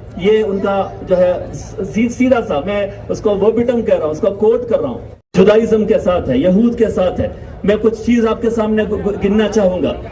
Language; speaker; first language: Urdu; non-native, local second language; Malayalam